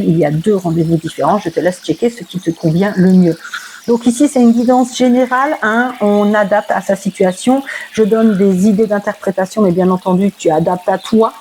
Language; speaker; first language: French; native; French